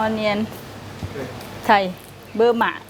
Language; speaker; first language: English; non-native, learner; Thai